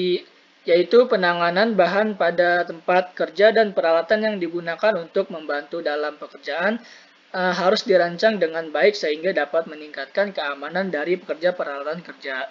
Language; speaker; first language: Indonesian; native; Indonesian